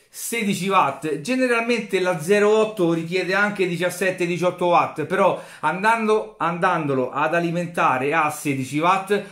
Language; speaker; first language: Italian; native; Italian